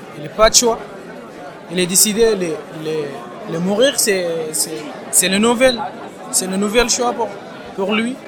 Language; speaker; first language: French; non-native, learner; Arabic